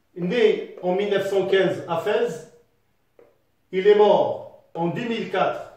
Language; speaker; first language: French; non-native, local second language; Arabic